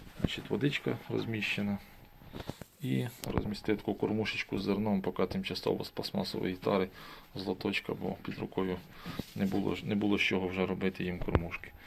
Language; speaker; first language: Ukrainian; native; Ukrainian